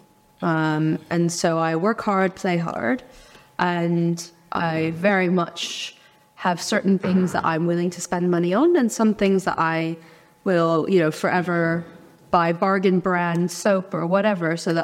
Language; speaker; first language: English; early bilingual, other home language; Chinese